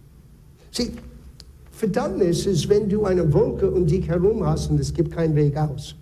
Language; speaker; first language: German; non-native, fluent; English